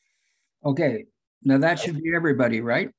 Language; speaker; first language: English; native; English